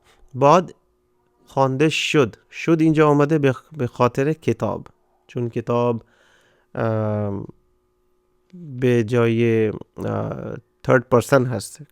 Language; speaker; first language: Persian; non-native, fluent; Urdu